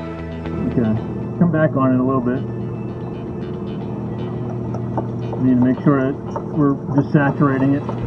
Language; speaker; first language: English; native; English